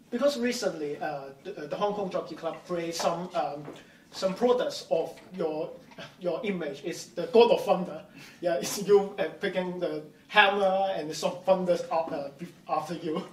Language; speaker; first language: English; non-native, local second language; Cantonese